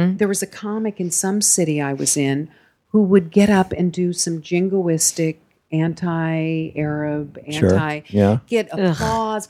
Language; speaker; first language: English; native; English